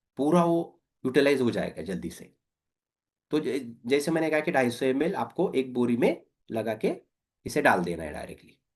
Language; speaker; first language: Hindi; non-native, local second language; Marathi